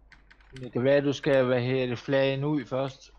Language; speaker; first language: Danish; native; Danish